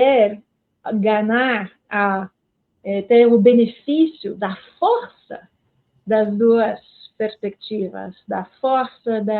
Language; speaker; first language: Portuguese; non-native, fluent; French